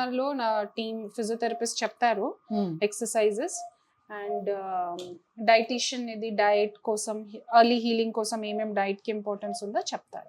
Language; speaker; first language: Telugu; non-native, fluent; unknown